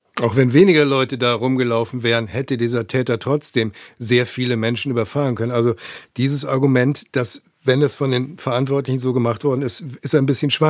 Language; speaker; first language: German; native; German